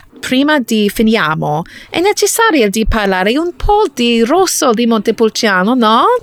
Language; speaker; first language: Italian; non-native, learner; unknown